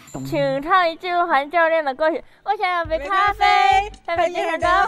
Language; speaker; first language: Chinese; native; Chinese